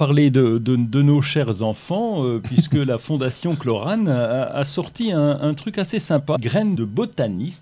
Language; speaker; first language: French; native; French